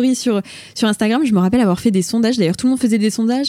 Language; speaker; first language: French; native; French